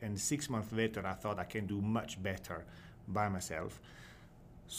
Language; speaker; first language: English; non-native, fluent; French